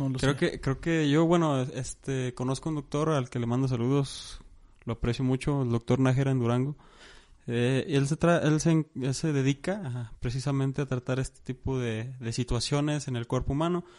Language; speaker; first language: Spanish; native; Spanish